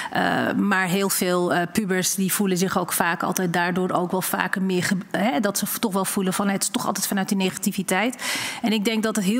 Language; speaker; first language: Dutch; native; Dutch